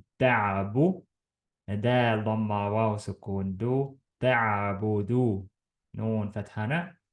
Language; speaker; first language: Arabic; non-native, fluent; Estonian